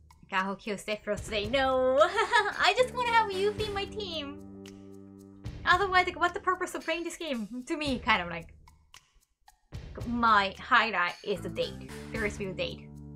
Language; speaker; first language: English; non-native, fluent; Japanese